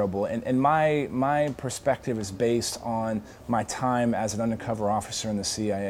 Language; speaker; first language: English; native; English